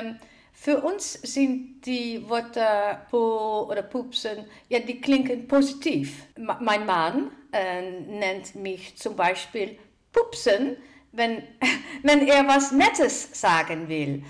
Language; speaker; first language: German; non-native, fluent; Dutch